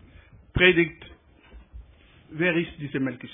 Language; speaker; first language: German; non-native, learner; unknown